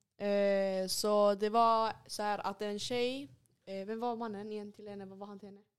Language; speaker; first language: Swedish; early bilingual, other home language; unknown